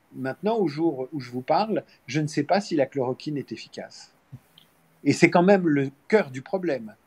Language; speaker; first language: French; native; French